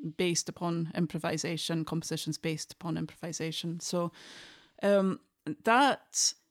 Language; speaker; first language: English; native; English